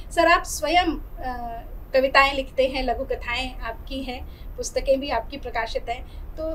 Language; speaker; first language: Hindi; native; Hindi